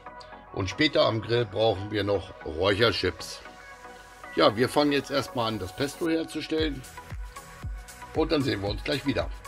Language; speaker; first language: German; native; German